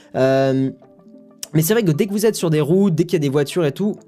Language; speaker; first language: French; native; French